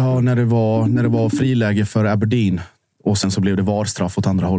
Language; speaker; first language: Swedish; native; Swedish